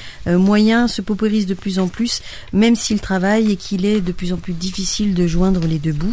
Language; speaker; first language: French; native; French